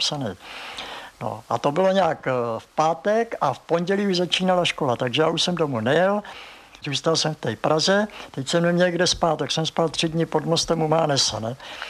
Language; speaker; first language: Czech; native; Czech